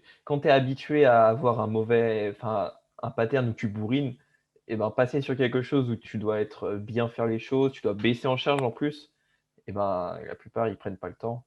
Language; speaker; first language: French; native; French